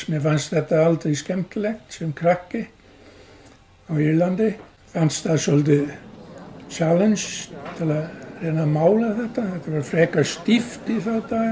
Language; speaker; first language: Icelandic; non-native, fluent; English